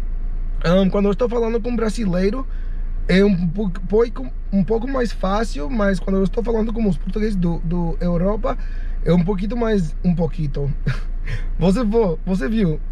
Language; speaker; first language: Portuguese; non-native, fluent; English